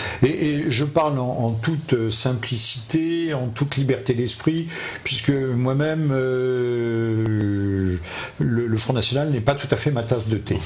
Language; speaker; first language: French; native; French